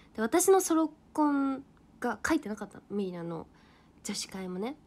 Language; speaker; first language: Japanese; native; Japanese